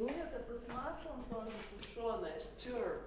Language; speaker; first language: Russian; native; Russian